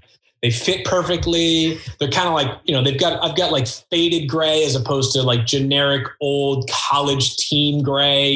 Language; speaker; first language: English; native; English